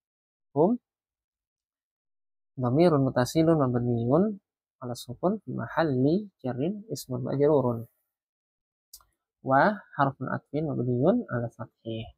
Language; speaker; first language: Arabic; non-native, fluent; Indonesian